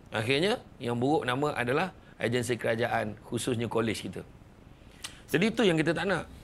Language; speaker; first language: Malay; native; Malay